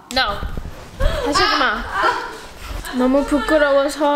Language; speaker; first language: Korean; early bilingual, heritage; English